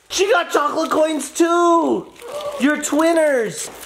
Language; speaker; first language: English; native; English